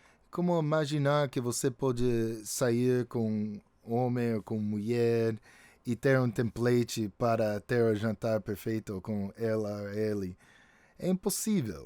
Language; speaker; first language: Portuguese; non-native, fluent; English